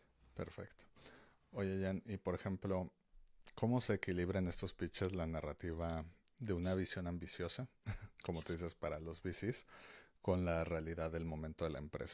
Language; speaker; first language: Spanish; native; Spanish